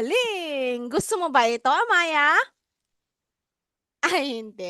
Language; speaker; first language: Filipino; native; Filipino